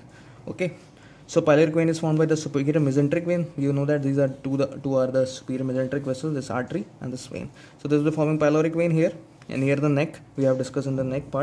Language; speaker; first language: English; non-native, local second language; Hindi